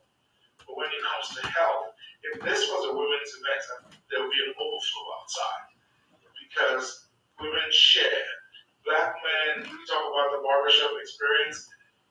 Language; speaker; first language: English; non-native, local second language; Yoruba